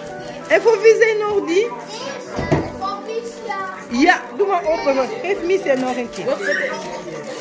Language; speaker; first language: Dutch; early bilingual, other home language; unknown